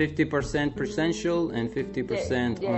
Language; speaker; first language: English; non-native, fluent; Spanish